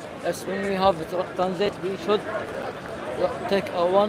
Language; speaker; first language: English; non-native, learner; Arabic